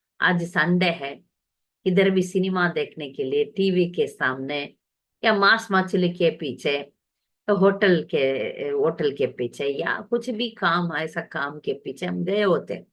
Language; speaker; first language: Hindi; non-native, local second language; Tamil